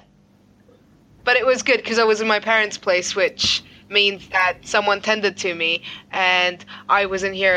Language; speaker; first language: English; non-native, fluent; Greek